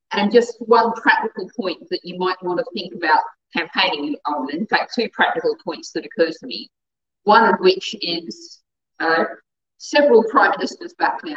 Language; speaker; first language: English; native; English